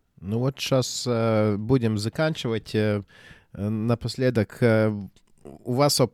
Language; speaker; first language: Russian; non-native, local second language; Latvian